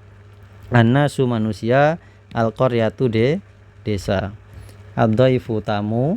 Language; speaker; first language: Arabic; non-native, fluent; Indonesian